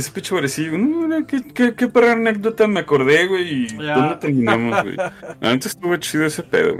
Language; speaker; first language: Spanish; native; Spanish